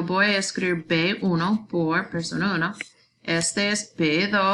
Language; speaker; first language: Spanish; non-native, learner; English